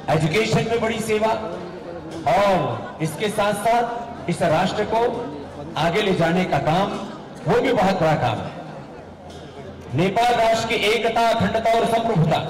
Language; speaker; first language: Hindi; native; Hindi